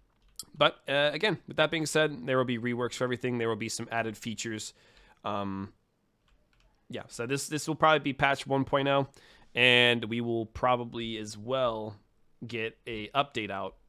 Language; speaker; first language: English; native; English